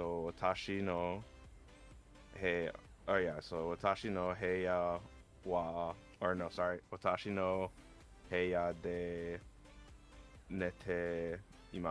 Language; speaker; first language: Japanese; non-native, learner; English